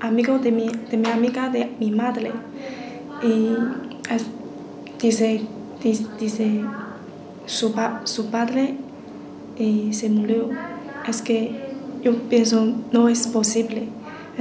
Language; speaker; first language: Spanish; non-native, learner; Chinese